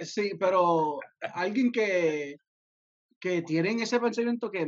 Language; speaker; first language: Spanish; early bilingual, heritage; Spanish